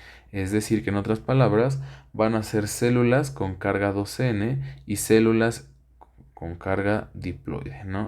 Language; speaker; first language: Spanish; native; Spanish